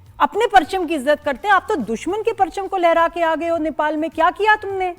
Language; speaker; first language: Urdu; native; Urdu